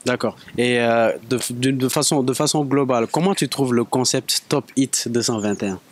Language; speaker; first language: French; non-native, local second language; Wolof